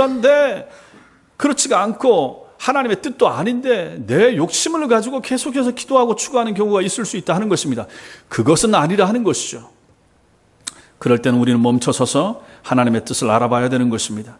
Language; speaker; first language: Korean; native; Korean